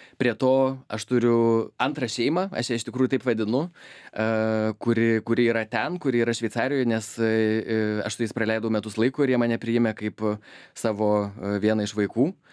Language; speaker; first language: Lithuanian; native; Lithuanian